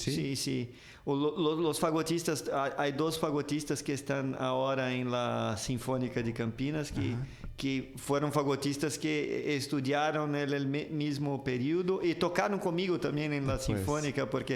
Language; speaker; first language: Spanish; non-native, fluent; Portuguese